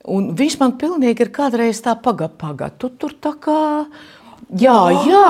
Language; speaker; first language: Latvian; native; Latvian